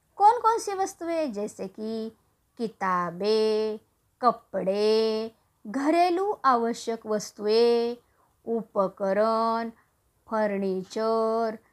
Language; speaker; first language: Hindi; non-native, local second language; Marathi